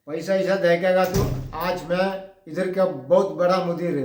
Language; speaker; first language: Hindi; non-native, local second language; Malayalam